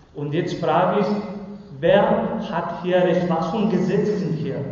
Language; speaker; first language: German; non-native, learner; Romany